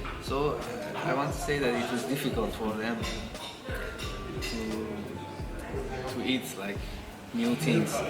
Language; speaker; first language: English; non-native, fluent; Persian